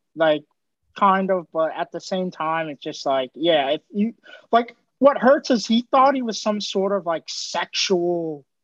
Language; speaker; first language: English; native; English